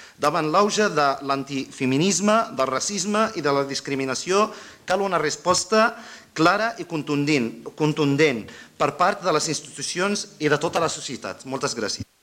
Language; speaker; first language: Catalan; non-native, fluent; Arabic